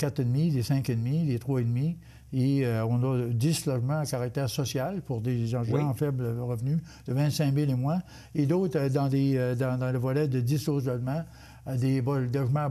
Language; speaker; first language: French; native; French